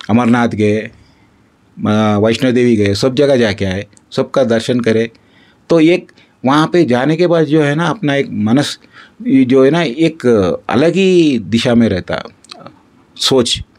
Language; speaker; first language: Hindi; non-native, local second language; Kannada